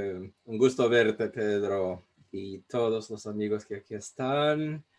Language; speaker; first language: Spanish; non-native, fluent; Portuguese